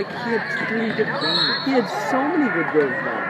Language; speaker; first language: English; native; English